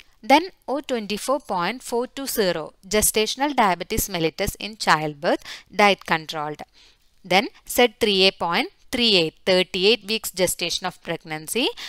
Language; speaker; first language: English; non-native, local second language; Malayalam